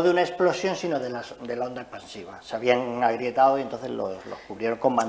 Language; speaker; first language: Spanish; native; Spanish